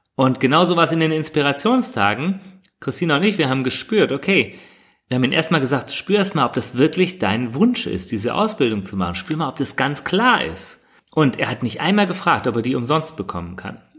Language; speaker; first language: German; native; German